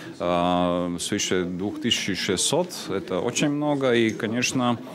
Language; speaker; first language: Russian; non-native, local second language; Latvian